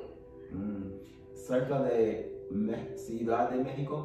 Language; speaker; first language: Spanish; non-native, learner; English